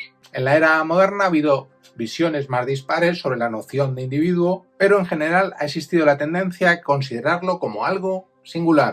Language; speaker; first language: Spanish; native; Spanish